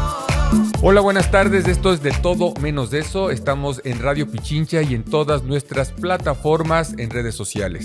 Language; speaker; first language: Spanish; native; Spanish